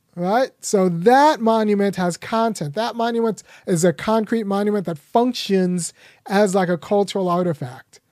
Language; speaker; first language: English; early bilingual, other home language; Akan